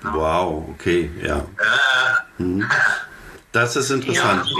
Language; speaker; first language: German; native; German